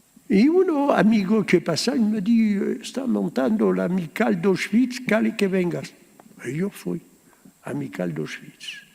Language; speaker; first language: Spanish; early bilingual, heritage; French